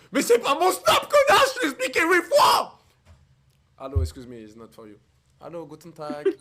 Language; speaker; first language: French; native; French